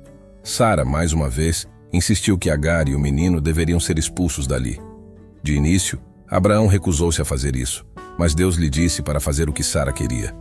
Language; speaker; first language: Portuguese; native; Portuguese